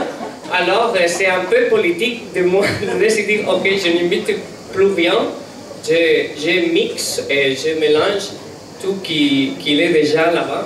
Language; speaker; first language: French; non-native, learner; Catalan